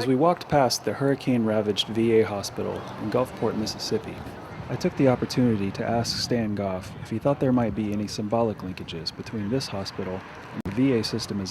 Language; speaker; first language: English; native; English